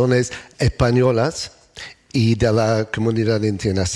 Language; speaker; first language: Spanish; non-native, learner; English